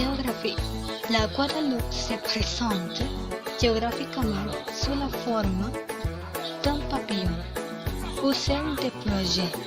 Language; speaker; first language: French; non-native, learner; Spanish